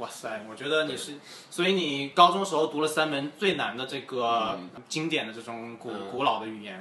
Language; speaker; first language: Chinese; native; Chinese